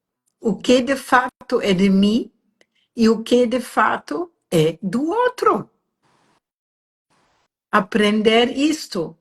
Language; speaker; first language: Portuguese; non-native, fluent; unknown